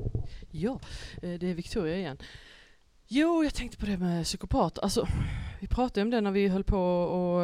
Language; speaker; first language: Swedish; native; Swedish